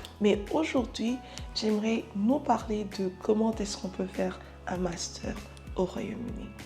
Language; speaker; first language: French; non-native, local second language; Lingala